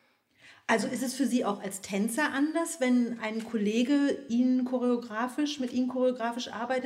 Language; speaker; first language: German; native; German